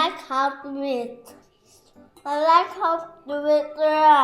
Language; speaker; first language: English; non-native, learner; Dutch